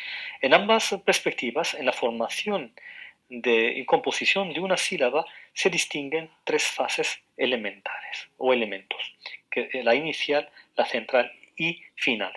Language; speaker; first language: Spanish; non-native, fluent; Arabic